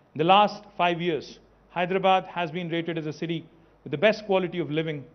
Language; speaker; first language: English; non-native, local second language; Telugu